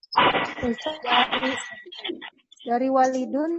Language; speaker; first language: Indonesian; native; Indonesian